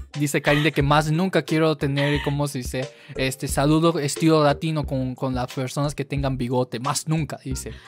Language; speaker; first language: Spanish; non-native, fluent; Japanese